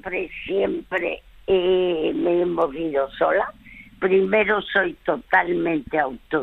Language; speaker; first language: Spanish; early bilingual, other home language; French